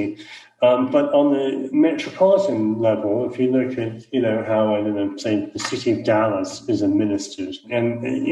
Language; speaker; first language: English; native; English